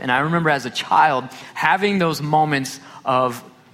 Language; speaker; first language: English; native; English